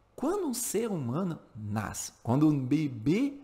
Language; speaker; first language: Portuguese; non-native, fluent; French